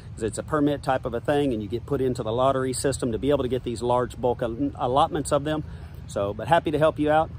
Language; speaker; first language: English; native; English